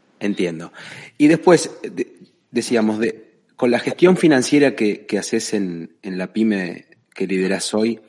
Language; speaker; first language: Spanish; native; Spanish